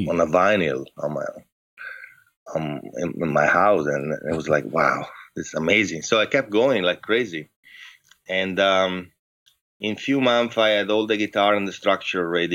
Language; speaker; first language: English; non-native, fluent; Italian